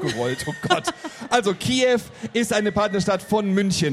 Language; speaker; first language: German; native; German